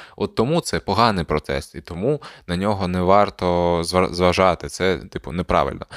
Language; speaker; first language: Ukrainian; non-native, local second language; Russian